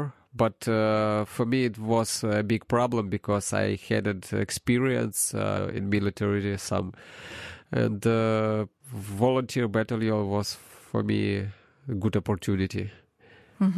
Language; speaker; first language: English; non-native, learner; Ukrainian